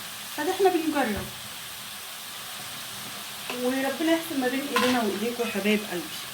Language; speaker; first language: Arabic; native; Arabic